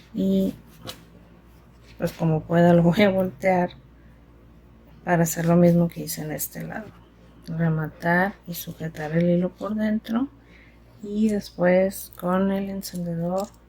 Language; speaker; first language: Spanish; native; Spanish